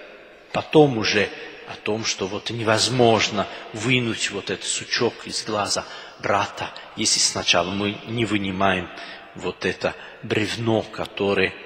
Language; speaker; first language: Russian; non-native, fluent; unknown